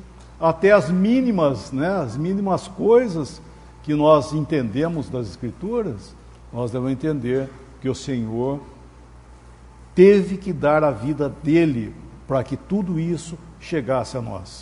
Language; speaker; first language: Portuguese; native; Portuguese